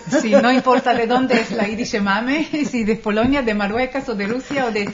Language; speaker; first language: Spanish; non-native, fluent; Hebrew